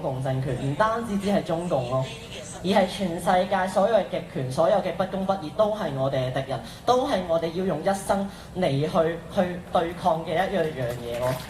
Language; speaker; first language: Cantonese; native; Cantonese